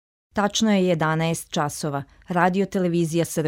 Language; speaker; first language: Serbian; native; Serbian